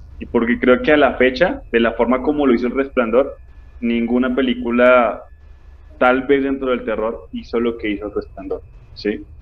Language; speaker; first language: Spanish; native; Spanish